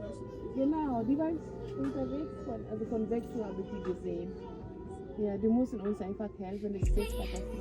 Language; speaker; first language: German; non-native, learner; Swahili